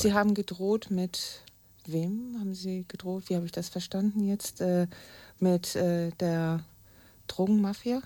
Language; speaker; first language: German; native; German